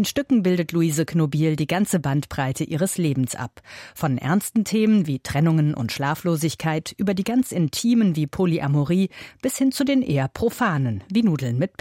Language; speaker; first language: German; native; German